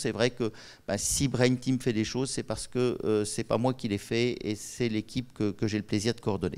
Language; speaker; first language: French; native; French